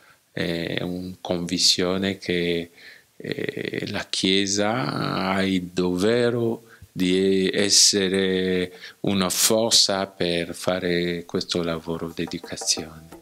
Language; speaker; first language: Italian; non-native, learner; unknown